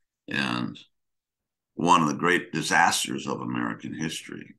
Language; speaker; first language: English; native; English